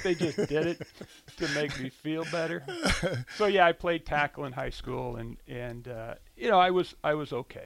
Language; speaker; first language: English; native; English